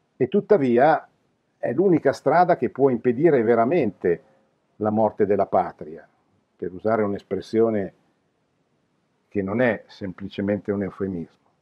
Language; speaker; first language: Italian; native; Italian